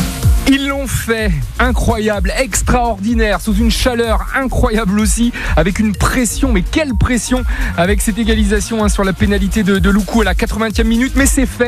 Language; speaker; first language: French; native; French